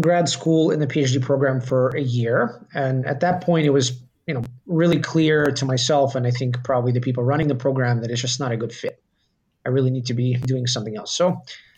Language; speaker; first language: English; early bilingual, other home language; Russian